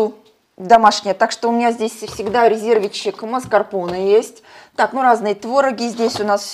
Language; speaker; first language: Russian; native; Russian